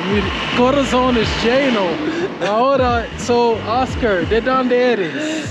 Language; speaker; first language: Spanish; non-native, learner; English